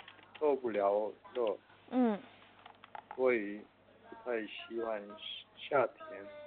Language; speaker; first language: Chinese; non-native, learner; Korean